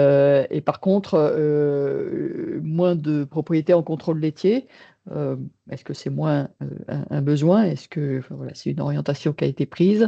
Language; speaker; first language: French; native; French